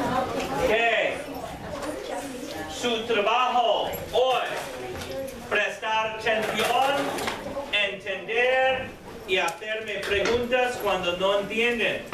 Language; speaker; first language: Spanish; non-native, fluent; English